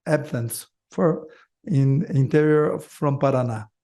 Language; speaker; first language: English; non-native, learner; Portuguese